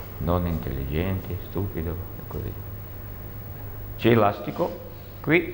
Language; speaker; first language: Italian; non-native, learner; Russian